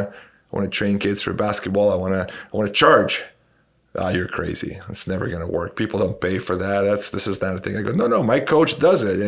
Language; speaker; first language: English; non-native, fluent; Romanian